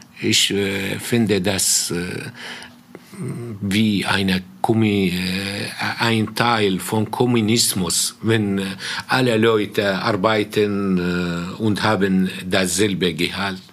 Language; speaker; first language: German; non-native, fluent; Arabic